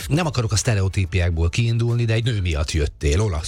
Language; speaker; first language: Hungarian; native; Hungarian